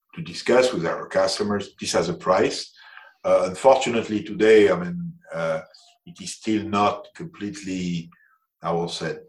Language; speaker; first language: English; non-native, fluent; French